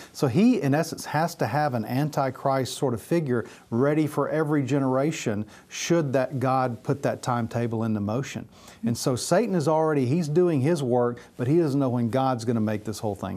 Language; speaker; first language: English; native; English